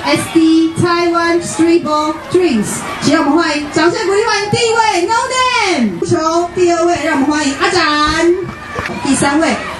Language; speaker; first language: Chinese; native; Chinese